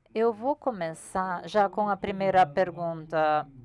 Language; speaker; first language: Portuguese; non-native, learner; German